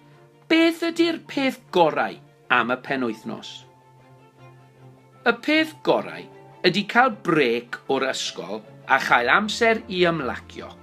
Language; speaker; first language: Welsh; non-native, local second language; English